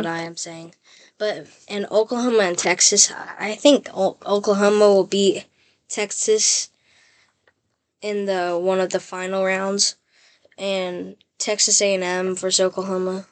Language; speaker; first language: English; native; English